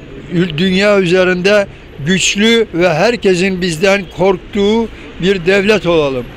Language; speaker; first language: Turkish; native; Turkish